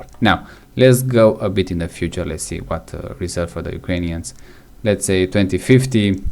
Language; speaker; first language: English; non-native, fluent; Romanian